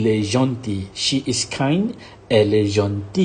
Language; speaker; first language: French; non-native, fluent; Malay